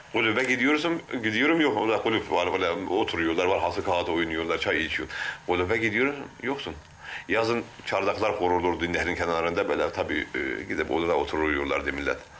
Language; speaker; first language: Turkish; non-native, local second language; Kurdish